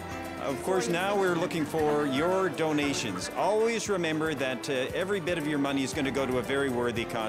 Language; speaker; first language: English; native; English